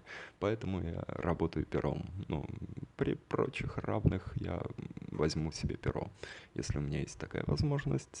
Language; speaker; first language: Russian; native; Russian